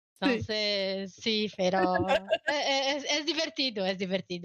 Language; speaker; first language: Spanish; non-native, learner; Portuguese